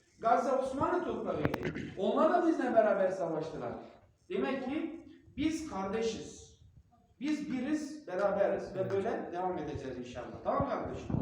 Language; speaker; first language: Turkish; non-native, local second language; Kurdish